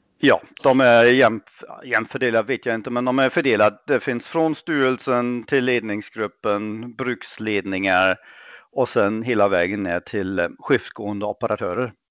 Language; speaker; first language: Swedish; non-native, fluent; German